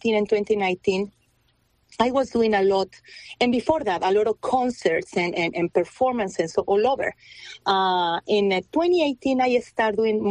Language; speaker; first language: English; non-native, fluent; Spanish